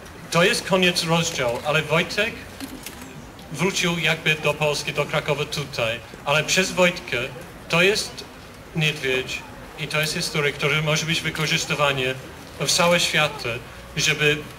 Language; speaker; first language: Polish; non-native, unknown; English